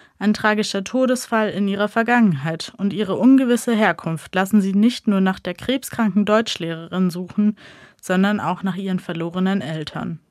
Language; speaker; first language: German; native; German